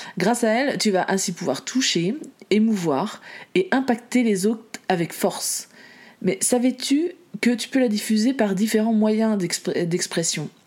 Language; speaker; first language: French; native; French